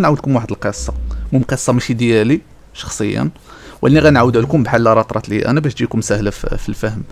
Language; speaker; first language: Arabic; native; Arabic